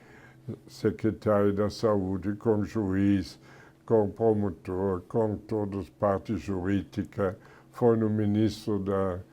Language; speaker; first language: Portuguese; non-native, fluent; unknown